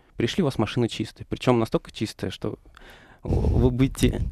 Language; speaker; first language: Russian; native; Russian